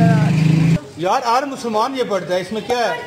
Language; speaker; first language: Hindi; native; Hindi